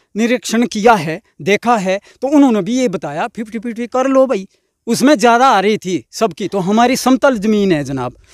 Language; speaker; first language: Hindi; non-native, local second language; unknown